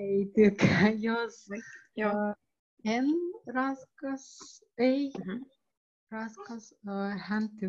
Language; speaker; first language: Finnish; non-native, learner; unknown